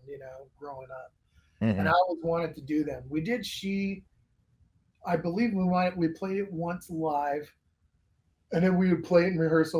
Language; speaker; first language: English; native; English